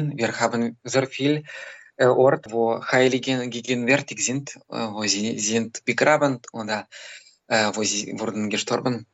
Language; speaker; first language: German; non-native, learner; Belarusian